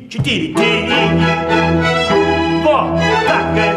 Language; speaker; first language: Russian; non-native, fluent; Lithuanian